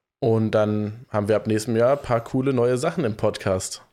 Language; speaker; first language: German; native; German